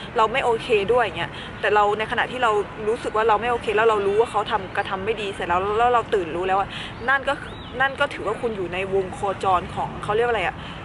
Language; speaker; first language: Thai; native; Thai